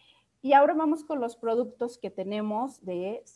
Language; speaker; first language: Spanish; native; Spanish